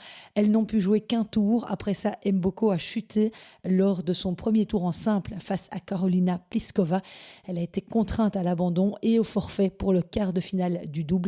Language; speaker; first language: French; native; French